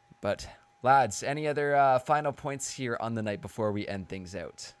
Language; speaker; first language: English; native; English